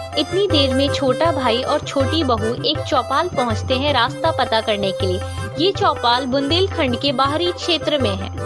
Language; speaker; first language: Hindi; native; Hindi